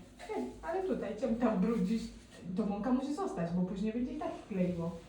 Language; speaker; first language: Polish; non-native, fluent; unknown